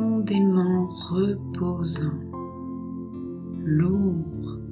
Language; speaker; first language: French; native; French